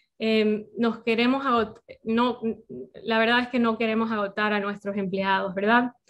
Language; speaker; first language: Spanish; non-native, fluent; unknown